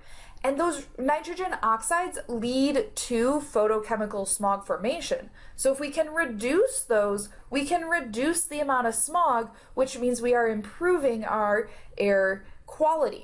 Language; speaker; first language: English; native; English